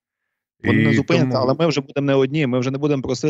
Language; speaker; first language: Ukrainian; native; Ukrainian